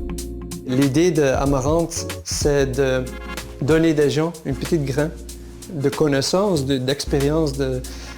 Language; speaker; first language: French; non-native, local second language; Dutch